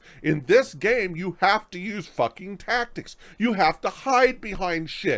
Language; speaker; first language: English; native; English